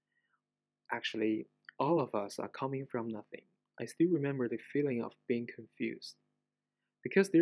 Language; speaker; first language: English; non-native, fluent; Chinese